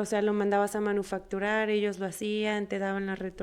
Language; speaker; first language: Spanish; native; Spanish